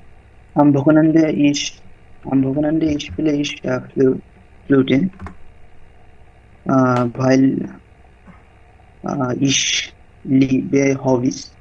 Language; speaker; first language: German; non-native, learner; Bangla